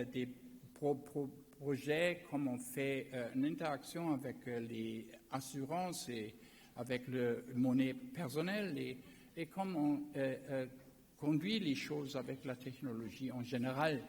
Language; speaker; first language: French; non-native, learner; German